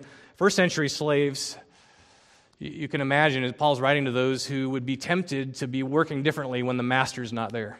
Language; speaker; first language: English; native; English